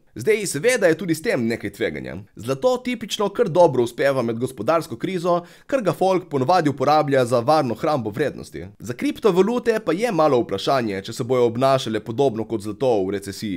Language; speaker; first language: Slovenian; native; Slovenian